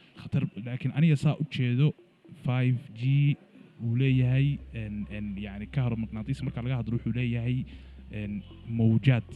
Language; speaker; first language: Somali; early bilingual, heritage; Somali